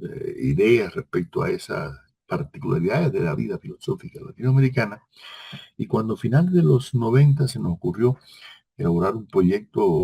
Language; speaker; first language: Spanish; native; Spanish